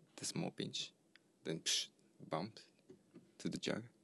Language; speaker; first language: English; non-native, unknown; Russian